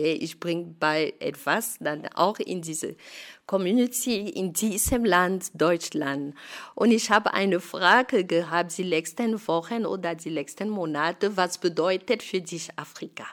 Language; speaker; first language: German; non-native, fluent; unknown